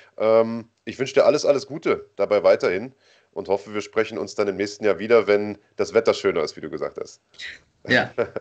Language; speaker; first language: German; native; German